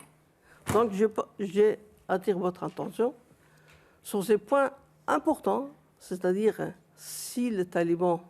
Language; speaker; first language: French; non-native, fluent; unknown